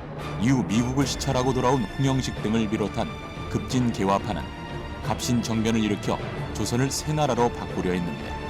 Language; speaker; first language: Korean; native; Korean